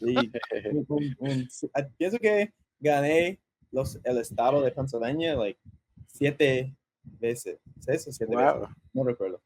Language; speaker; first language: Spanish; early bilingual, heritage; English